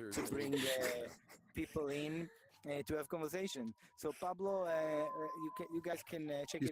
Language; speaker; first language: English; non-native, fluent; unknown